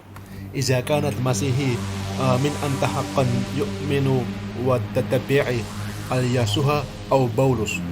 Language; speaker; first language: Arabic; non-native, learner; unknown